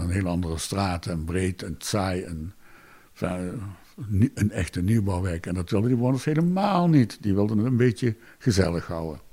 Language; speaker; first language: Dutch; native; Dutch